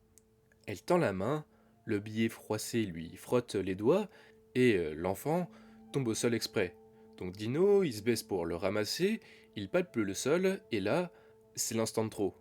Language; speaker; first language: French; native; French